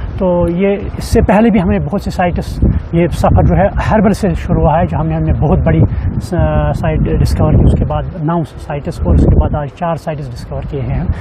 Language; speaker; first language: Urdu; non-native, local second language; Kashmiri